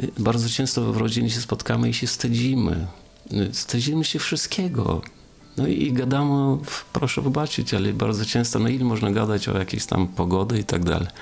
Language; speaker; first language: Polish; non-native, fluent; Romanian